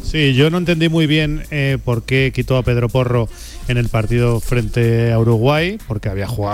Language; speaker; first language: Spanish; native; Spanish